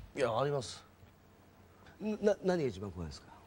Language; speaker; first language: Japanese; native; Japanese